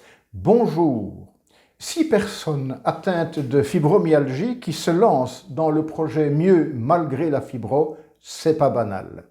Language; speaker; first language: French; native; French